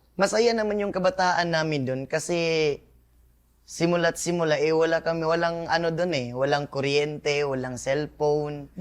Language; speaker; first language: Filipino; non-native, local second language; Cebuano